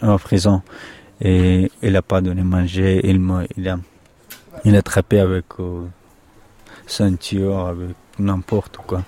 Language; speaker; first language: French; non-native, learner; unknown